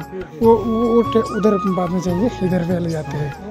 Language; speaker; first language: Hindi; non-native, local second language; Bangla